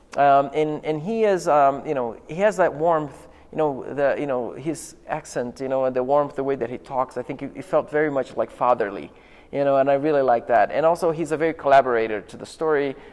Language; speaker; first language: English; non-native, fluent; Portuguese